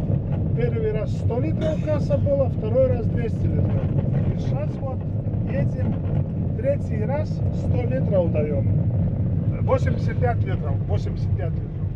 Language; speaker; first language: Russian; non-native, fluent; Latvian